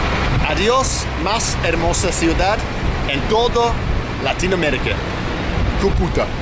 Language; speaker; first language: Spanish; non-native, learner; English